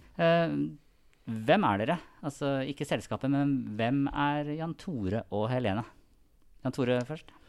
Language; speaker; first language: Norwegian; native; Norwegian